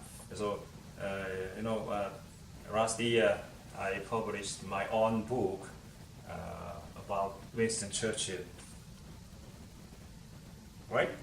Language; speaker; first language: English; non-native, learner; Korean